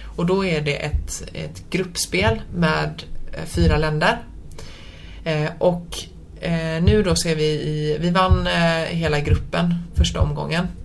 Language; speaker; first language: Swedish; early bilingual, other home language; Polish